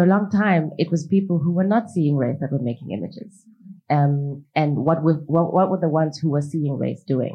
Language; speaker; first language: English; non-native, local second language; Xhosa